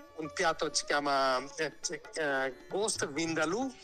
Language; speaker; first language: Italian; non-native, learner; Hindi